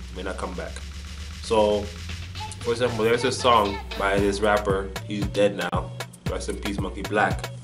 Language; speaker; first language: English; native; English